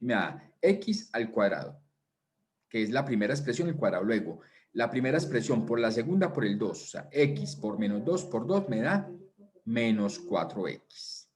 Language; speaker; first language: Spanish; native; Spanish